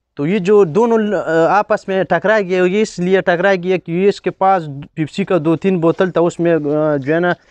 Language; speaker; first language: Urdu; non-native, local second language; Pashto